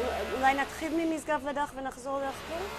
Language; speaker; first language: Hebrew; native; Hebrew